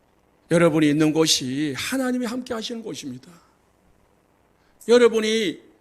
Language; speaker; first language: Korean; native; Korean